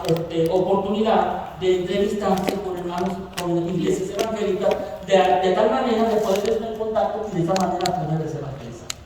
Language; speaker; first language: Spanish; native; Spanish